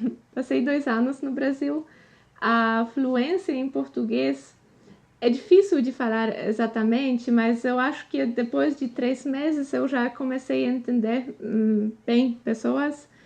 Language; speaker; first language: Portuguese; non-native, fluent; Polish